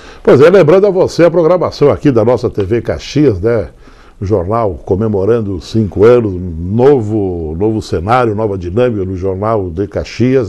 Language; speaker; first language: Portuguese; native; Portuguese